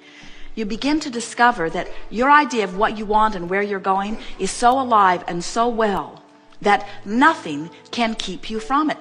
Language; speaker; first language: English; native; English